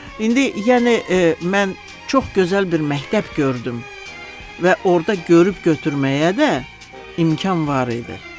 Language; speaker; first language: Azerbaijani; non-native, local second language; Russian